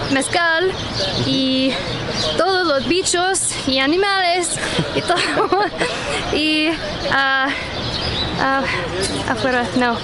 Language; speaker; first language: Spanish; non-native, learner; English